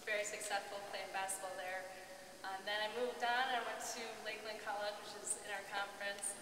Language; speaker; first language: English; native; English